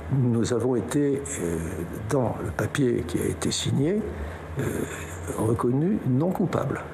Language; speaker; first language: French; native; French